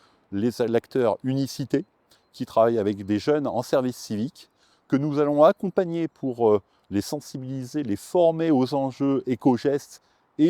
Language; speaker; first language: French; native; French